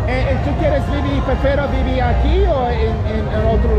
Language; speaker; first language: Spanish; non-native, learner; English